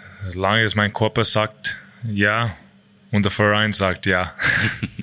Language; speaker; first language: German; non-native, learner; English